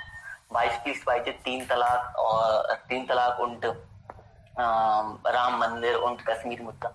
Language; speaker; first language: German; non-native, learner; Hindi